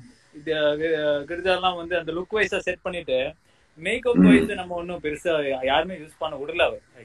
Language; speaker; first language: Tamil; native; Tamil